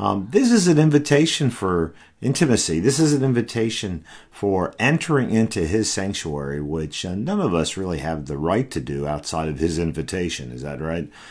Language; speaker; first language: English; native; English